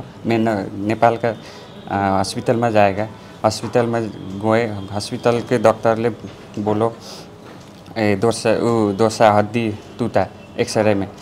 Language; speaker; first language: Hindi; non-native, learner; Nepali